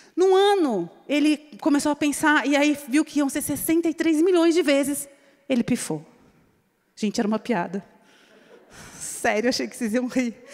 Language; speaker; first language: Portuguese; native; Portuguese